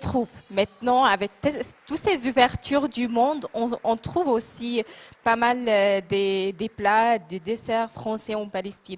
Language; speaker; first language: French; non-native, local second language; Arabic